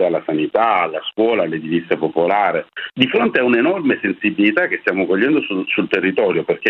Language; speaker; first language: Italian; native; Italian